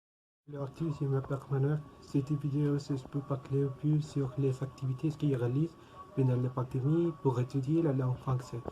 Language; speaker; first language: French; non-native, learner; Spanish